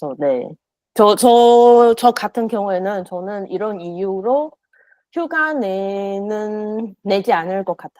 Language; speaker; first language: Korean; non-native, learner; Chinese